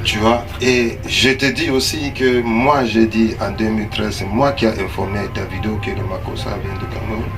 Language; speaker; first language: French; non-native, local second language; English